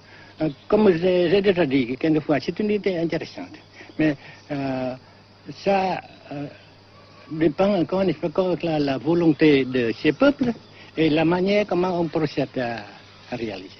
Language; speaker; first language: French; non-native, fluent; Vietnamese